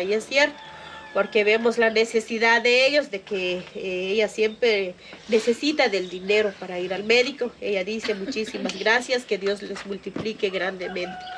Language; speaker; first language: Spanish; non-native, local second language; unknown